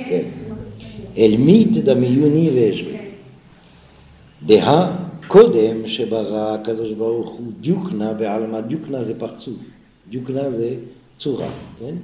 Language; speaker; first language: Hebrew; non-native, fluent; French